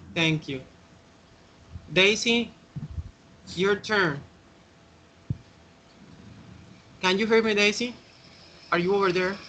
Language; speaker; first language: English; non-native, fluent; Spanish